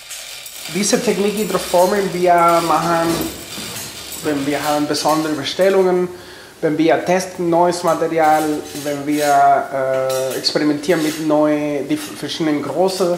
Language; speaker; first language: German; non-native, fluent; Spanish